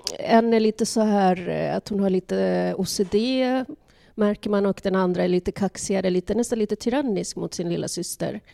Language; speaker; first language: Swedish; early bilingual, other home language; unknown